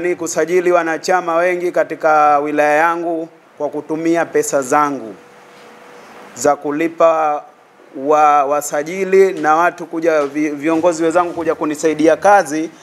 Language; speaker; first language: Swahili; native; Swahili